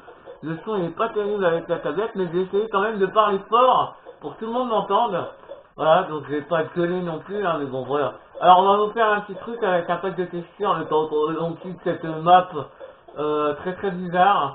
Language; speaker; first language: French; native; French